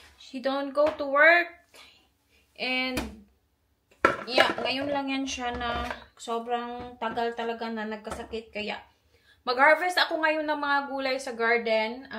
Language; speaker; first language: Filipino; non-native, local second language; Cebuano